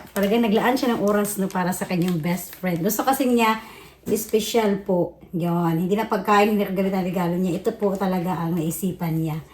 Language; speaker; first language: Filipino; native; Filipino